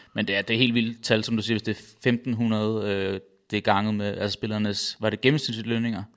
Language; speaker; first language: Danish; native; Danish